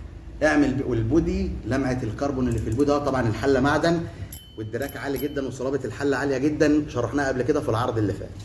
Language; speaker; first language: Arabic; native; Arabic